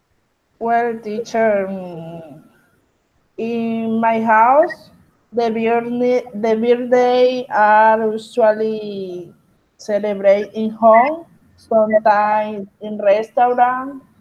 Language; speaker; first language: English; non-native, learner; Spanish